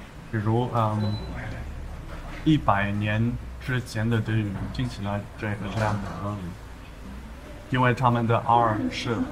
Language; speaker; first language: Chinese; non-native, learner; German